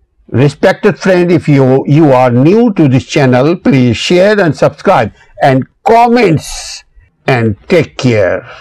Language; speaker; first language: English; non-native, local second language; Urdu